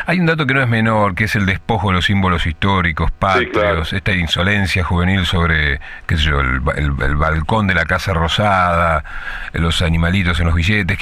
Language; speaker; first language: Spanish; native; Spanish